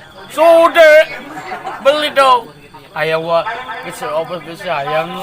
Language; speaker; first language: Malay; non-native, local second language; Sundanese